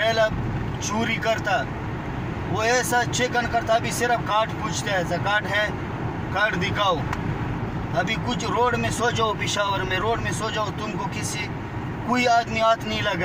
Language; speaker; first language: Hindi; non-native, local second language; Pashto